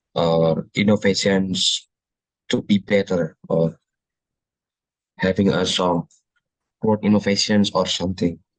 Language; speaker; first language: English; non-native, learner; Indonesian